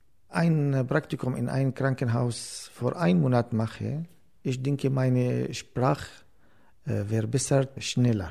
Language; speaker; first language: German; non-native, learner; Arabic